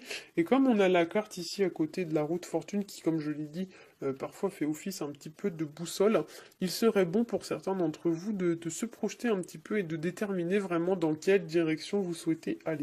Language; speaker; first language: French; native; French